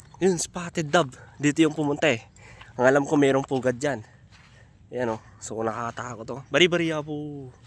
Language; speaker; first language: Filipino; native; Filipino